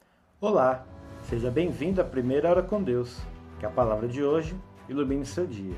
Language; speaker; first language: Portuguese; native; Portuguese